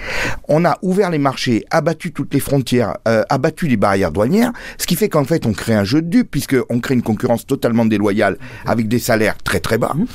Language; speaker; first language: French; native; French